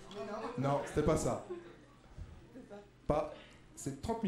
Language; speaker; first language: French; native; French